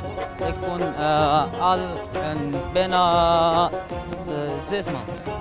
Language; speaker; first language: Dutch; non-native, learner; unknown